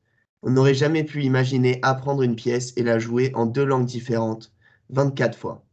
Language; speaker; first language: French; native; French